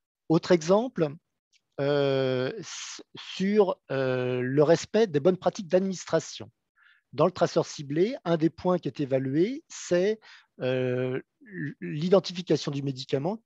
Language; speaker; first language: French; native; French